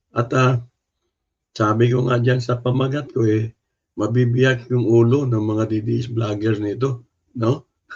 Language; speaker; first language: Filipino; non-native, local second language; Cebuano